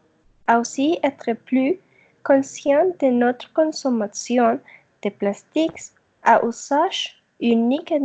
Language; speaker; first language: French; non-native, learner; Spanish